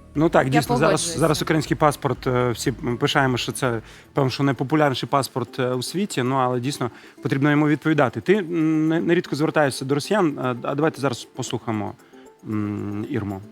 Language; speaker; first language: Ukrainian; non-native, local second language; Russian